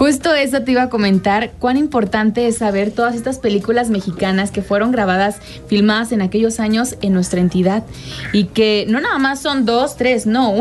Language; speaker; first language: Spanish; native; Spanish